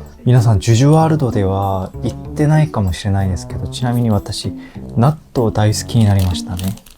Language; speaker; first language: Japanese; non-native, fluent; Korean